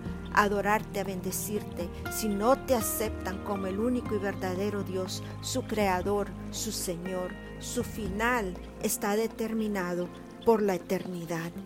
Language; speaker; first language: Spanish; native; Spanish